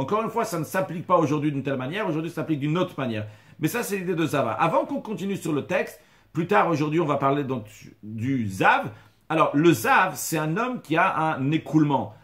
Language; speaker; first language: French; native; French